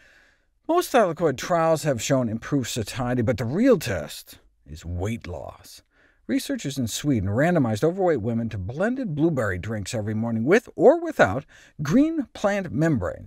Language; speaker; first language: English; native; English